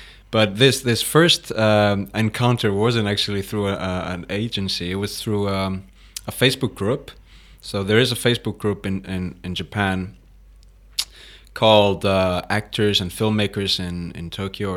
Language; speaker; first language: English; non-native, fluent; Icelandic